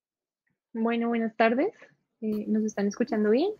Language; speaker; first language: Spanish; native; Spanish